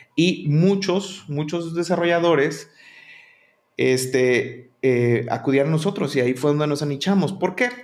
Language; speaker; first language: Spanish; native; Spanish